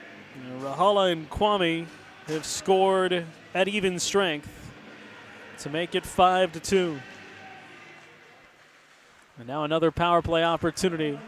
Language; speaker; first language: English; native; English